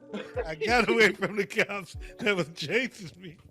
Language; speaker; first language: English; native; English